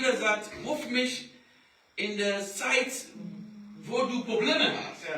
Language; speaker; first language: German; non-native, learner; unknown